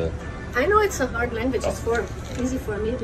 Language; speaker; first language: English; non-native, learner; Hungarian